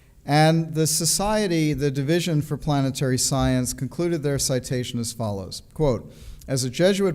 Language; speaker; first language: English; native; English